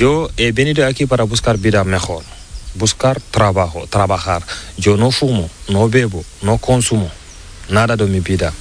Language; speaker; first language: Spanish; non-native, learner; Fula